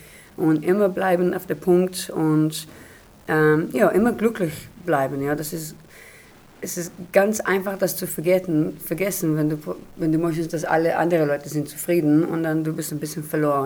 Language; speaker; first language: German; non-native, learner; Hebrew